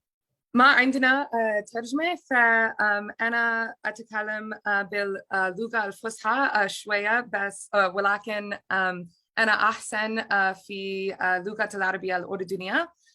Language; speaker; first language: Arabic; non-native, learner; English